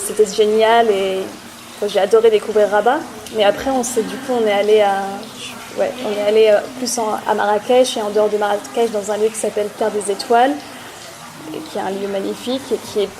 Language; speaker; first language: French; native; French